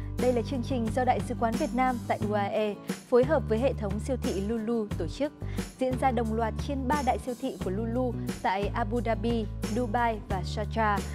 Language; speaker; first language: Vietnamese; native; Vietnamese